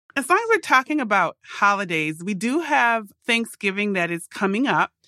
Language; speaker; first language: English; native; English